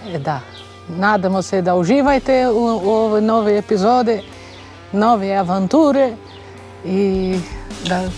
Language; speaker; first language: Bosnian; non-native, fluent; Portuguese